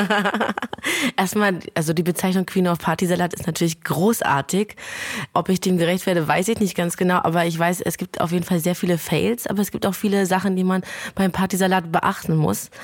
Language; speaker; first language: German; non-native, fluent; Lithuanian